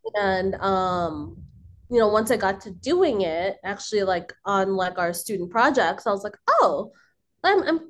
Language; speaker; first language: English; early bilingual, other home language; Filipino